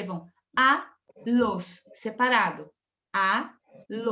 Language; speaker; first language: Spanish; non-native, fluent; Portuguese